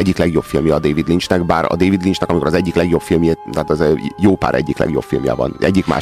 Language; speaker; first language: Hungarian; native; Hungarian